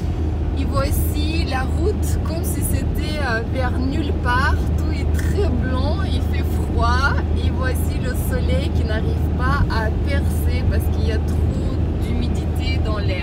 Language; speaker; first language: French; non-native, fluent; Russian